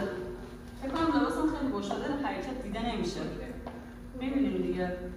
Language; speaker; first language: Turkish; non-native, fluent; Persian